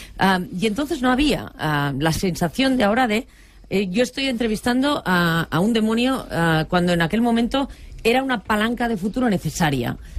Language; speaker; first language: Spanish; non-native, local second language; Catalan